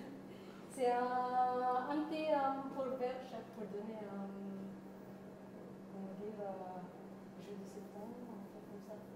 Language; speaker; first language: French; non-native, learner; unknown